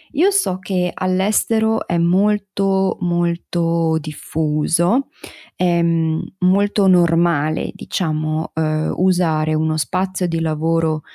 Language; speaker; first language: Italian; native; Italian